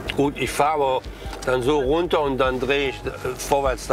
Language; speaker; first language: German; native; German